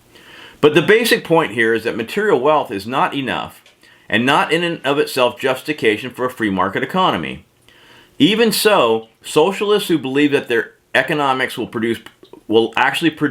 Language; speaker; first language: English; native; English